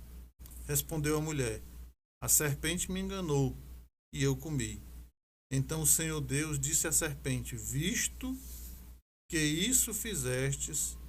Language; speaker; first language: Portuguese; native; Portuguese